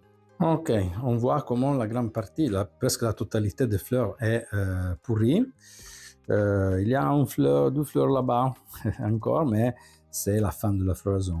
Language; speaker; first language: French; non-native, fluent; Italian